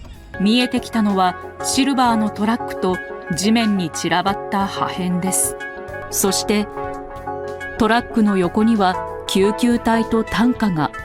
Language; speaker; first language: Japanese; native; Japanese